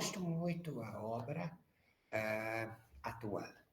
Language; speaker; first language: Portuguese; non-native, learner; Hungarian